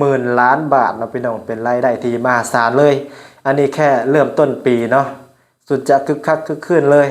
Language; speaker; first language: Thai; non-native, local second language; Lao